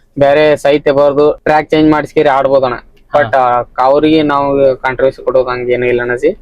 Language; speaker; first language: Kannada; native; Kannada